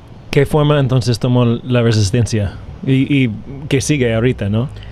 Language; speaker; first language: Spanish; non-native, fluent; English